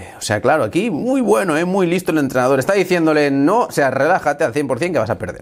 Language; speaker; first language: Spanish; native; Spanish